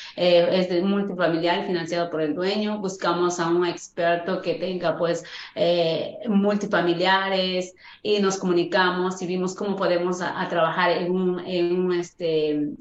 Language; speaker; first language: Spanish; native; Spanish